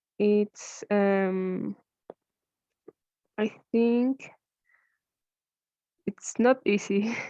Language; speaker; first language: English; non-native, learner; Spanish